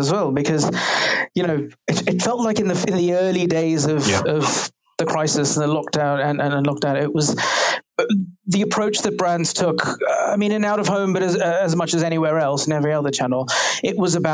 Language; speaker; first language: English; native; English